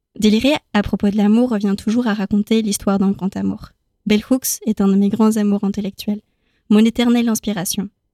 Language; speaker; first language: French; native; French